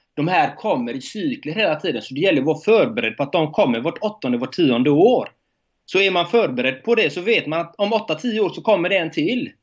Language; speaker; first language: Swedish; native; Swedish